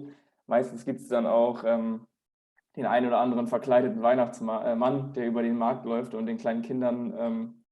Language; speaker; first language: German; native; German